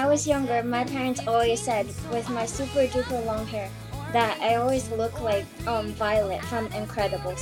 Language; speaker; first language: English; early bilingual, other home language; Chinese